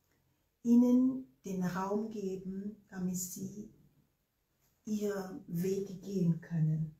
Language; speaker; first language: German; non-native, fluent; Ewe